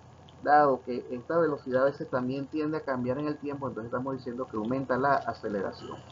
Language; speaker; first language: Spanish; native; Spanish